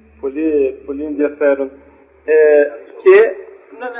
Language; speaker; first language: Greek; non-native, fluent; Portuguese